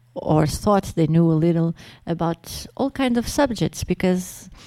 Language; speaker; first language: English; non-native, fluent; Portuguese